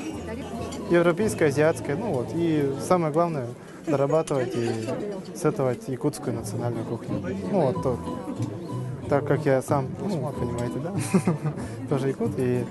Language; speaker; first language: Russian; non-native, local second language; Yakut